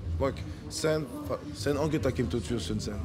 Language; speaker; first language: Turkish; non-native, learner; French